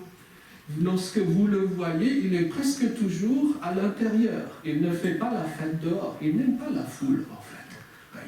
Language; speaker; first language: French; native; French